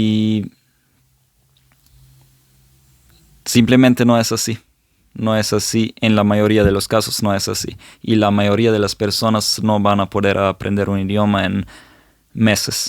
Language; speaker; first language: Spanish; non-native, fluent; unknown